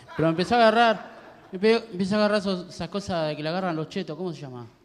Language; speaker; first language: Spanish; native; Spanish